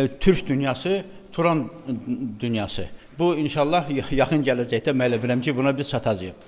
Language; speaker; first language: Azerbaijani; native; Azerbaijani